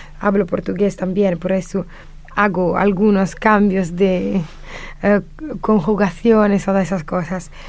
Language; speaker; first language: Spanish; non-native, fluent; Italian